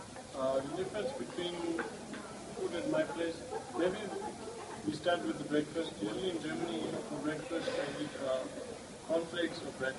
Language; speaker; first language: English; non-native, fluent; German